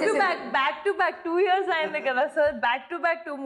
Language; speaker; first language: Telugu; non-native, fluent; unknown